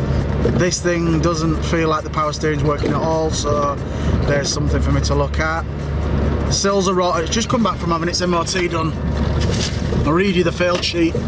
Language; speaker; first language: English; native; English